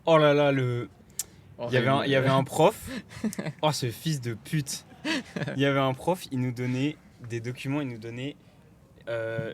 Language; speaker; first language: French; native; French